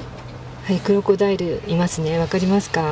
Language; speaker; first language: Japanese; native; Japanese